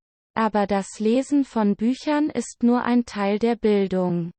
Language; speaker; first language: German; non-native, learner; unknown